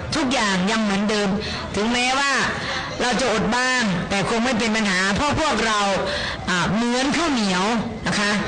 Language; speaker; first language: Thai; native; Thai